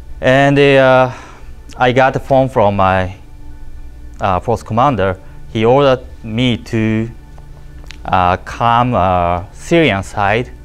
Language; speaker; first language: English; non-native, learner; Japanese